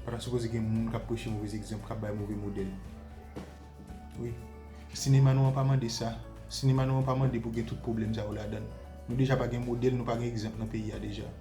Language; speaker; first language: French; non-native, local second language; Haitian Creole